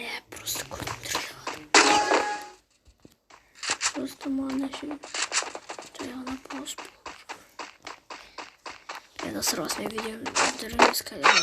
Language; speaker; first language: Russian; non-native, local second language; Kazakh